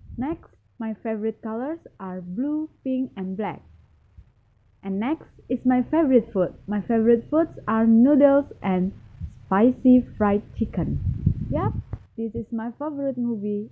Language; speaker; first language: English; non-native, learner; Indonesian